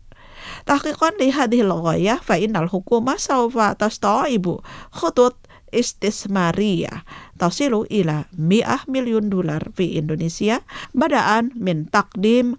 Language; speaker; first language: Arabic; non-native, fluent; Indonesian